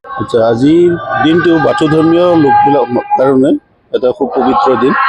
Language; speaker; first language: Assamese; non-native, local second language; Bodo